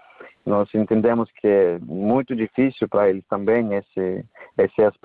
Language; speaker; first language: Portuguese; non-native, fluent; Ukrainian